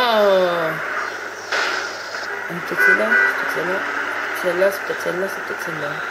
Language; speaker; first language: French; native; French